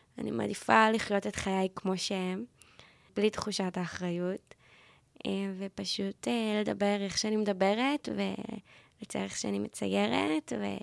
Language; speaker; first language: Hebrew; native; Hebrew